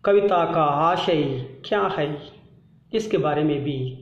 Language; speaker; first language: Hindi; non-native, local second language; Kannada